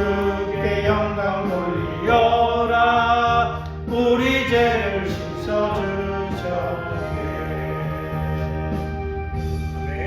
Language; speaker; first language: Korean; native; Korean